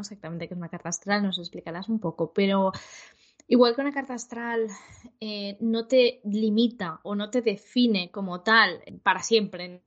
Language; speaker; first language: Spanish; native; Spanish